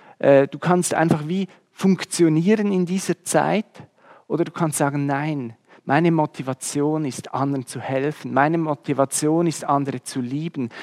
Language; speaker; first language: German; native; German